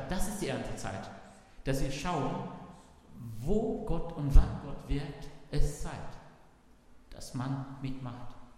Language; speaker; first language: German; non-native, fluent; Arabic